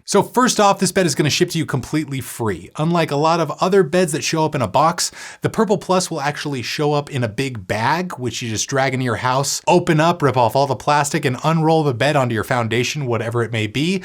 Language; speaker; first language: English; native; English